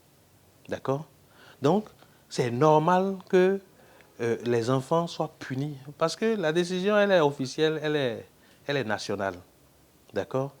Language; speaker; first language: French; non-native, local second language; Fon